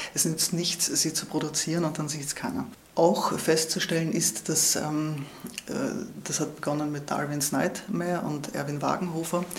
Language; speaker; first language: German; native; German